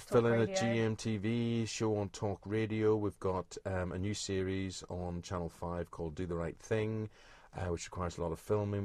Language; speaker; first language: English; native; English